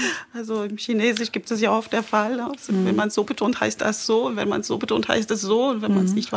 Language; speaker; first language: German; non-native, fluent; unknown